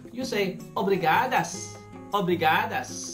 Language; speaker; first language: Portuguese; non-native, learner; Filipino